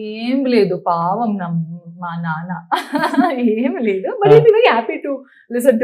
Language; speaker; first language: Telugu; non-native, local second language; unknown